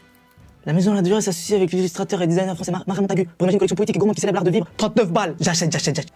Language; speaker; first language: French; native; French